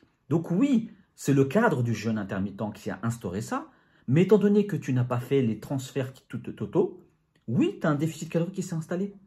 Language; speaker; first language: French; native; French